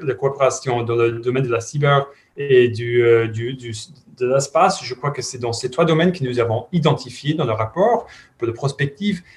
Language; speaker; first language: French; non-native, fluent; English